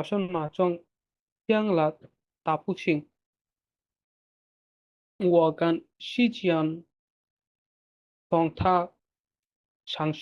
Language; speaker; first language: Chinese; non-native, learner; Bangla